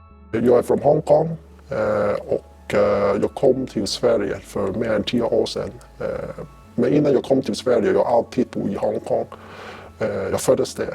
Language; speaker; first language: Swedish; non-native, fluent; Cantonese